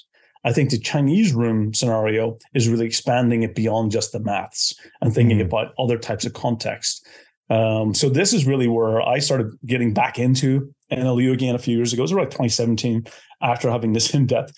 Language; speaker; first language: English; native; English